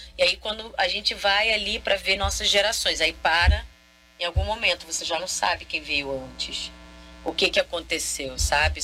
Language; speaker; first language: Portuguese; non-native, local second language; Kabuverdianu